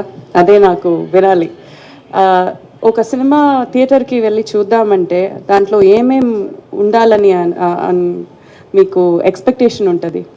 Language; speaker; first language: Telugu; non-native, fluent; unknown